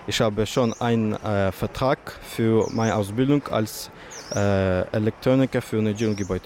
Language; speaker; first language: German; non-native, fluent; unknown